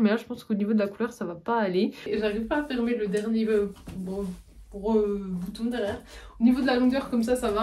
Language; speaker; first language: French; native; French